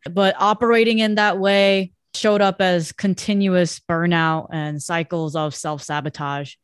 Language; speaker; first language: English; early bilingual, other home language; Korean